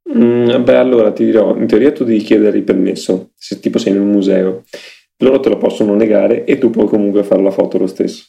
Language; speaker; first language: Italian; native; Italian